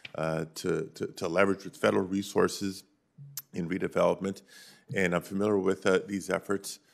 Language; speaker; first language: English; native; English